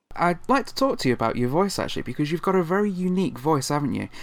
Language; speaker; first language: English; native; English